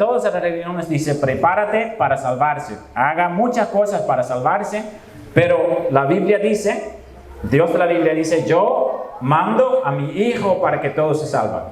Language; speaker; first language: Spanish; non-native, fluent; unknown